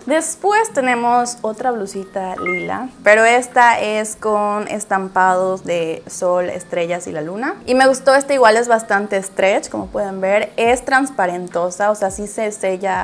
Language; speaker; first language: Spanish; native; Spanish